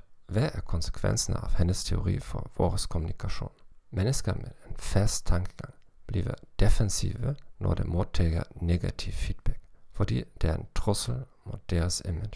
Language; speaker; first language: Danish; non-native, fluent; German